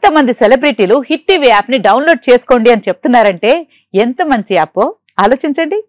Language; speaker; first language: Telugu; native; Telugu